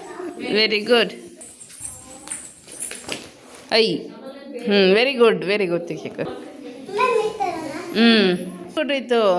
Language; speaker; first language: English; non-native, local second language; Kannada